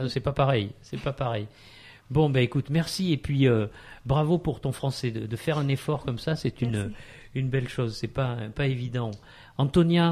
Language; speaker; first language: French; native; French